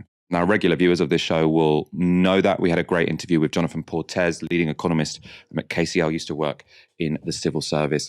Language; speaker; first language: English; native; English